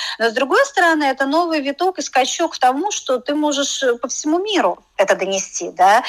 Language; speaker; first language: Russian; native; Russian